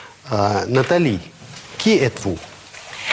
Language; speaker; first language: French; non-native, fluent; Russian